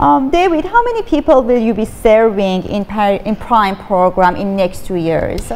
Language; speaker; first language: English; non-native, fluent; Persian